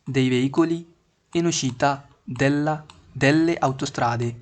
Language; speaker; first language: Italian; non-native, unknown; Hindi